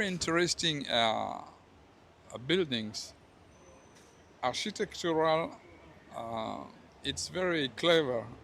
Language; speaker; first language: English; non-native, learner; French